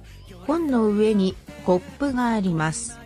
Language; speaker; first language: Japanese; non-native, learner; English